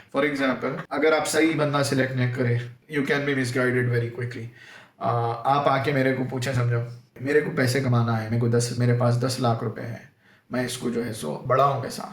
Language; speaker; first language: Urdu; native; Urdu